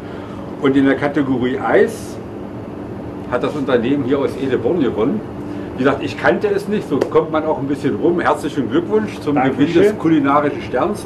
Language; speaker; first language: German; native; German